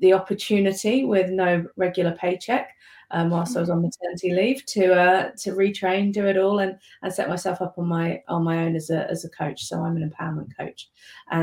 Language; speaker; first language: English; native; English